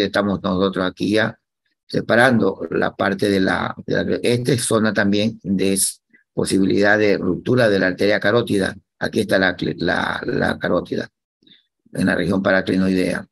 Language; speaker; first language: Spanish; native; Spanish